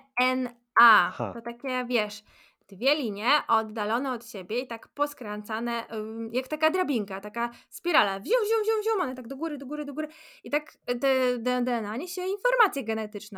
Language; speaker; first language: Polish; native; Polish